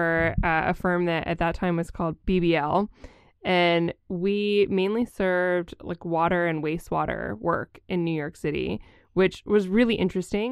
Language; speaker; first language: English; native; English